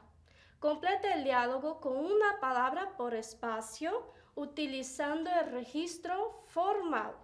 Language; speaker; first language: Spanish; non-native, fluent; Portuguese